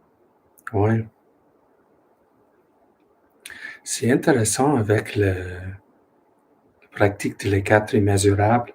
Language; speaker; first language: French; non-native, learner; English